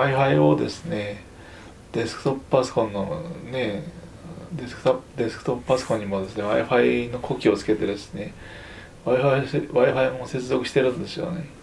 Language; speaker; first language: Japanese; native; Japanese